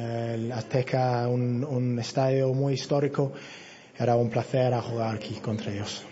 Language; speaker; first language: Spanish; non-native, learner; English